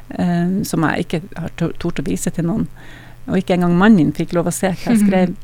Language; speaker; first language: Norwegian; native; Norwegian